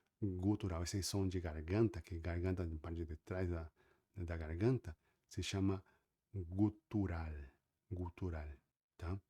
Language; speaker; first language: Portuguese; non-native, fluent; Spanish